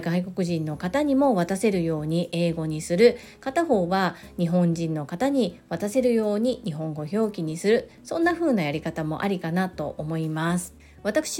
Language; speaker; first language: Japanese; native; Japanese